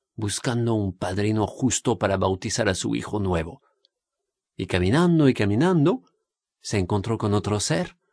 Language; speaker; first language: Spanish; non-native, fluent; French